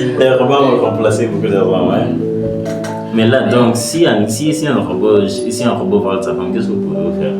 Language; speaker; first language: French; non-native, learner; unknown